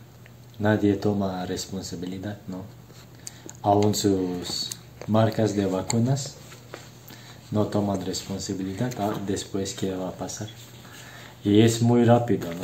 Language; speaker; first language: Spanish; non-native, learner; Turkish